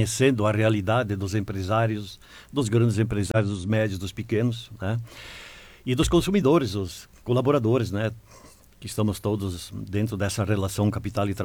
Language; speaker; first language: Portuguese; native; Portuguese